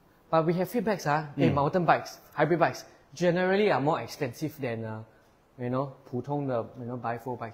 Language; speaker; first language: English; non-native, local second language; Chinese